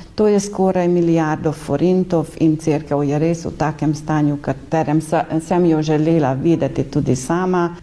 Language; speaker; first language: Slovenian; native; Slovenian